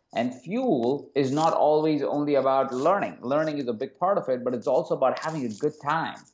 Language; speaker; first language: English; non-native, local second language; Hindi